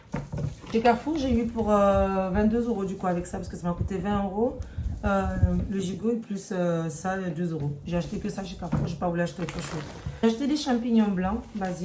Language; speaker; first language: French; native; French